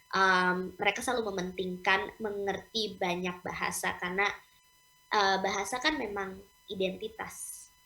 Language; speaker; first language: Indonesian; non-native, local second language; English